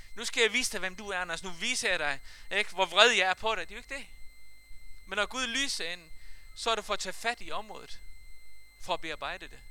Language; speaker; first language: Danish; non-native, fluent; Faroese